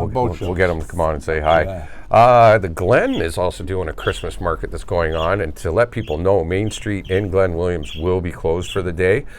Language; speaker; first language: English; native; English